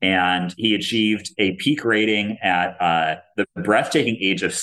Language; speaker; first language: English; native; English